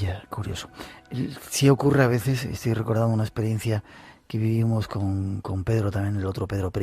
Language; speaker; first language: Spanish; native; Spanish